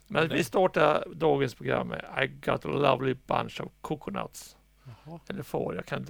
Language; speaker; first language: Swedish; native; Swedish